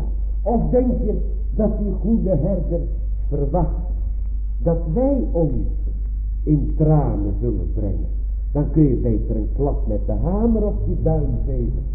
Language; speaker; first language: Dutch; native; Dutch